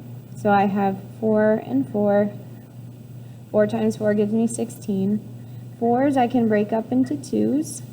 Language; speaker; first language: English; native; English